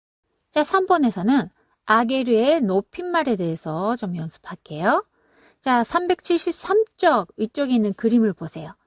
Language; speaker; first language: Korean; non-native, fluent; Japanese